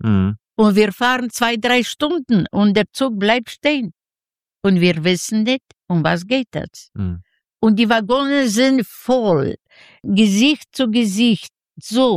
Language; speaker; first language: German; non-native, learner; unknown